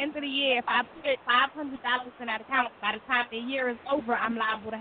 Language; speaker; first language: English; native; English